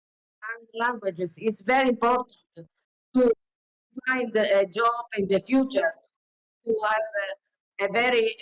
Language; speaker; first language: English; non-native, learner; Italian